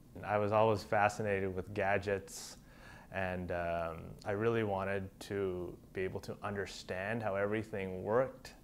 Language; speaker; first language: English; native; English